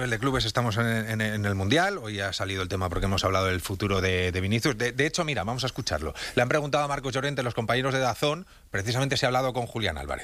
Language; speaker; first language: Spanish; native; Spanish